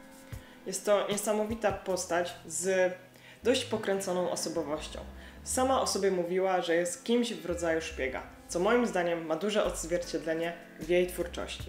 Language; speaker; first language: Polish; native; Polish